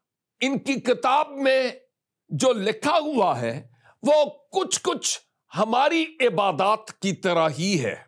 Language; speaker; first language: Urdu; native; Urdu